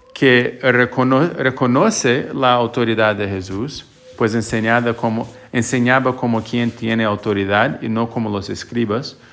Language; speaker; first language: Spanish; non-native, fluent; English